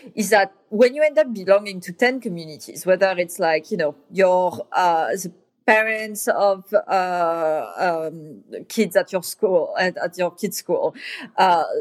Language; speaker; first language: English; non-native, fluent; French